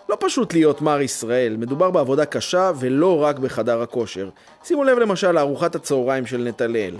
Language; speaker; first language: Hebrew; native; Hebrew